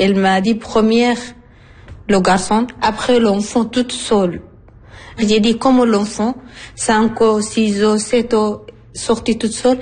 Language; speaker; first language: French; non-native, learner; Arabic